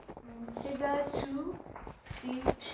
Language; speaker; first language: Chinese; non-native, learner; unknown